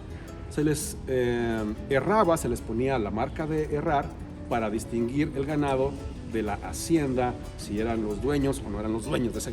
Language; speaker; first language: Spanish; native; Spanish